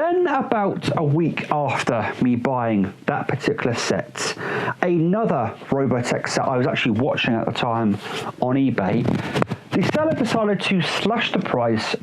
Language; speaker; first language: English; native; English